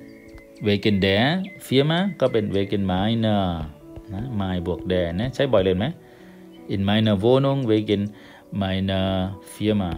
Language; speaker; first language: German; non-native, fluent; Thai